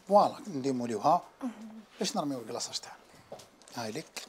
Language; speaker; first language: Arabic; native; Arabic